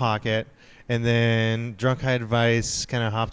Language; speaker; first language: English; non-native, fluent; French